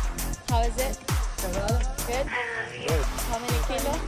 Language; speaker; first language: English; non-native, local second language; Filipino